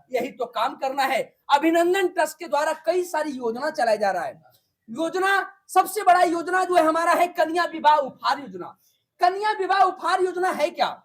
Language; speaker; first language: Hindi; native; Hindi